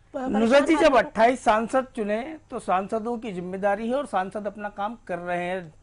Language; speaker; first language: Hindi; native; Hindi